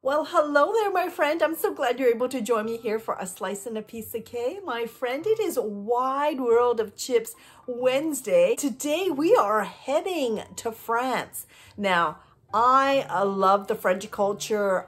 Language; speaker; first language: English; native; English